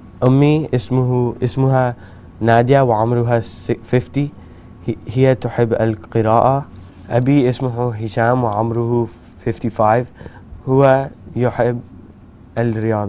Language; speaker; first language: Arabic; non-native, learner; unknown